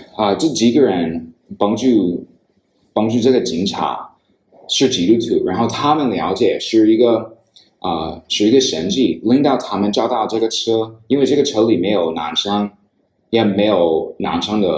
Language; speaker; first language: Chinese; non-native, fluent; English